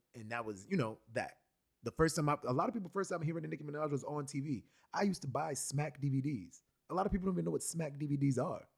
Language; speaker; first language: English; native; English